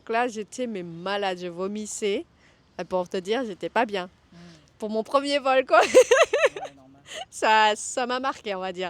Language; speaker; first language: French; early bilingual, other home language; Vietnamese